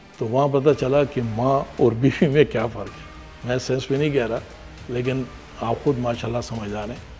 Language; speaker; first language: Urdu; non-native, local second language; Pashto